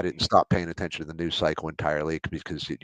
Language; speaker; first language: English; native; English